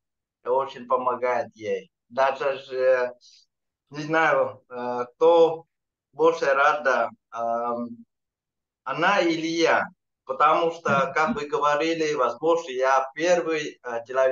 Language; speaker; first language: Russian; non-native, fluent; Vietnamese